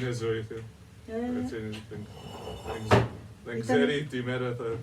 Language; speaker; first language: Greek; early bilingual, heritage; Greek